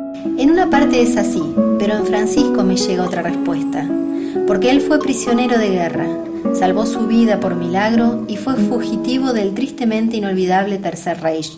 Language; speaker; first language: Spanish; native; Spanish